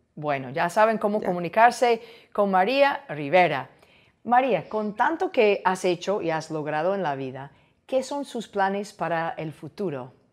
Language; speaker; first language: Spanish; non-native, fluent; English